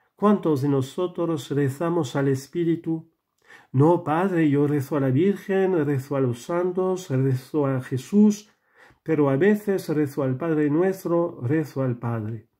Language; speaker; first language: Spanish; non-native, fluent; French